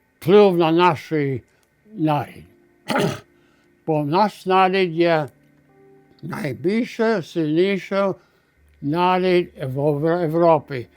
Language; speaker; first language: Ukrainian; early bilingual, heritage; Ukrainian